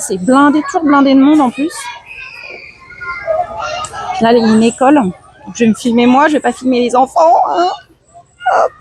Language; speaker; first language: French; native; French